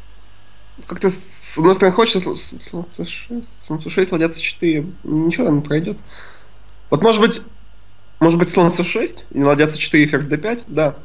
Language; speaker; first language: Russian; native; Russian